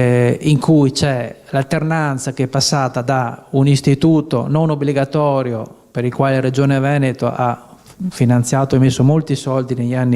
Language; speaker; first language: Italian; native; Italian